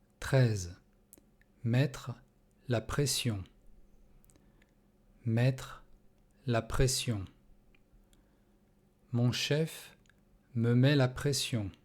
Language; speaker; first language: French; non-native, fluent; Russian